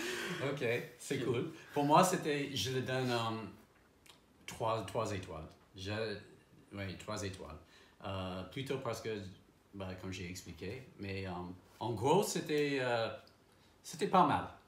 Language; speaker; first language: French; non-native, fluent; English